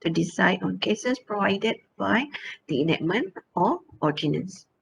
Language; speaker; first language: English; non-native, local second language; Malay